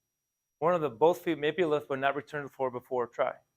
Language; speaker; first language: English; native; English